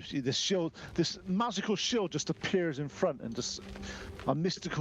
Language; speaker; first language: English; native; English